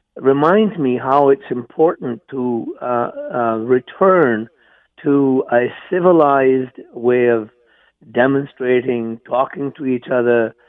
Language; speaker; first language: English; non-native, local second language; Punjabi